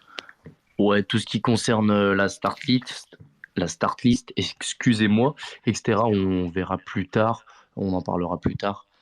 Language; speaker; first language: French; native; French